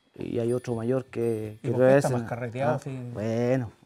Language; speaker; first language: Spanish; native; Spanish